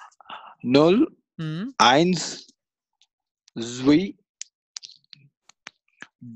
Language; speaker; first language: German; non-native, learner; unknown